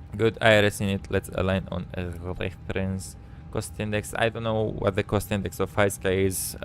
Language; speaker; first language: English; non-native, fluent; Romanian